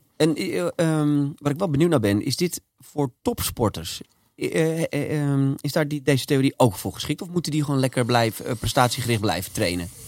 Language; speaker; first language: Dutch; native; Dutch